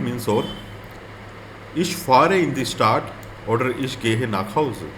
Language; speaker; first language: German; non-native, learner; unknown